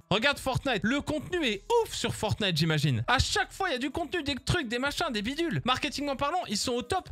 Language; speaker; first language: French; native; French